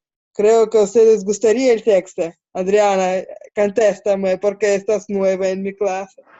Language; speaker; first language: Spanish; non-native, learner; Ukrainian